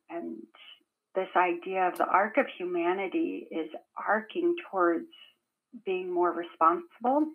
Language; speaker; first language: English; native; English